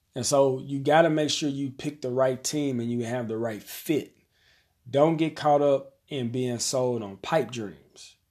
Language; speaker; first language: English; native; English